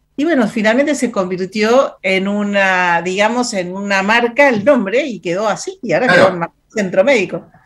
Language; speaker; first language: Spanish; native; Spanish